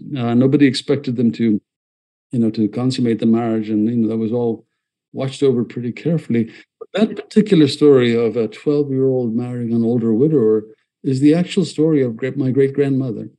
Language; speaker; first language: English; non-native, fluent; Malayalam